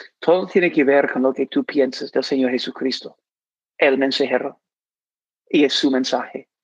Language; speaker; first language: Spanish; non-native, fluent; English